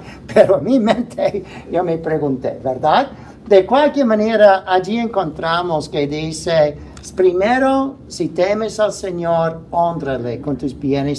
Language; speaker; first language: Spanish; non-native, fluent; English